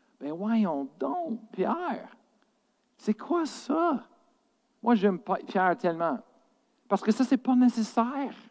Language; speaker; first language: French; non-native, fluent; English